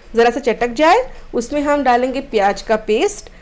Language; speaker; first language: Hindi; non-native, local second language; Odia